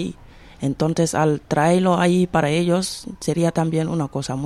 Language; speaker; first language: Spanish; non-native, fluent; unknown